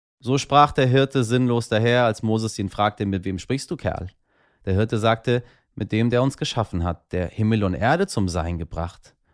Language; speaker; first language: German; early bilingual, other home language; Persian